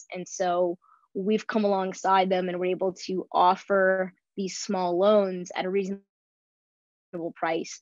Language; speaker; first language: English; native; English